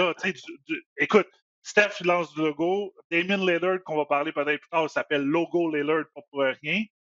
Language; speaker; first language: French; native; French